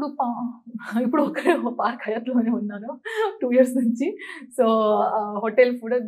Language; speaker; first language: Telugu; non-native, learner; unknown